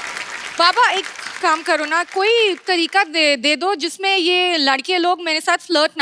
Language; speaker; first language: Hindi; non-native, learner; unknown